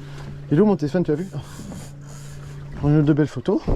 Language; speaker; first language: French; native; French